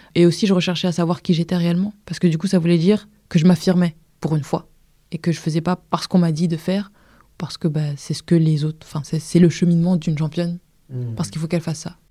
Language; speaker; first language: French; native; French